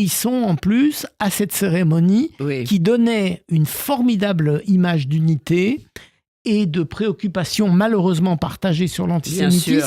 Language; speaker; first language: French; native; French